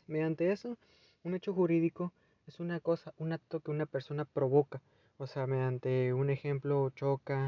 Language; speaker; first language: Spanish; native; Spanish